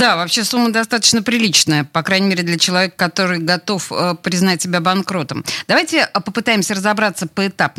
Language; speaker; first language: Russian; native; Russian